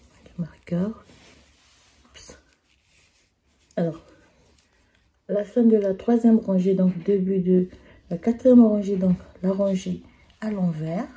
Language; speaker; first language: French; native; French